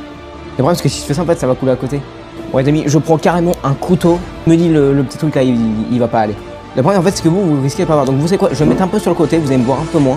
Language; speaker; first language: French; native; French